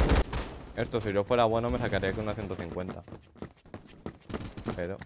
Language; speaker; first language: Spanish; native; Spanish